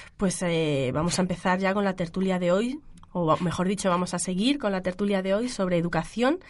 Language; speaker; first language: Spanish; native; Spanish